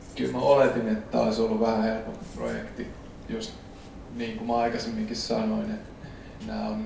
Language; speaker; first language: Finnish; native; Finnish